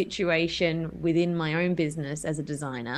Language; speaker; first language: English; native; English